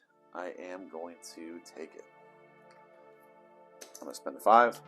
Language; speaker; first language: English; native; English